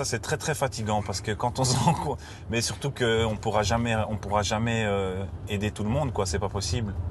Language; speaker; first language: French; native; French